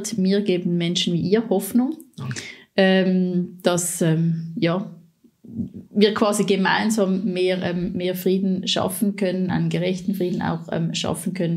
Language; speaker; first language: German; native; German